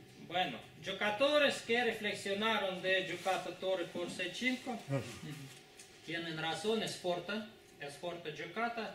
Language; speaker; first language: Italian; non-native, learner; Spanish